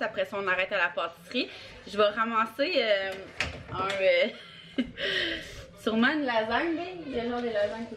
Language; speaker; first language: French; native; French